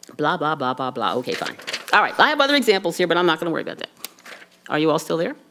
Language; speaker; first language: English; native; English